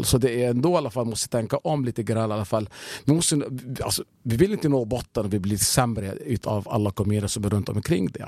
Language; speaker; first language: Swedish; non-native, fluent; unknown